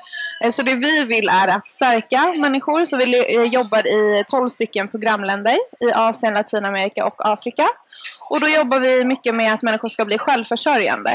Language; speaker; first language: Swedish; native; Swedish